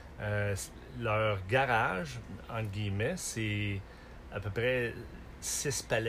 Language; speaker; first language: French; native; French